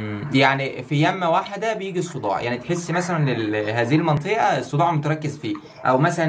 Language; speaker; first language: Arabic; native; Arabic